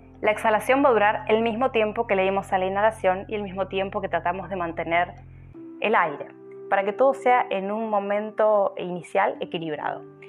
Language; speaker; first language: Spanish; native; Spanish